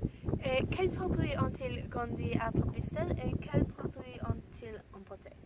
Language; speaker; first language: French; non-native, learner; English